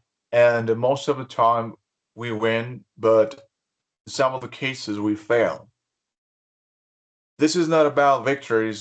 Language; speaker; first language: English; non-native, fluent; Spanish